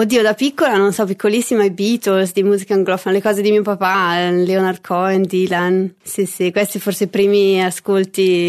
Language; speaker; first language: Italian; native; Italian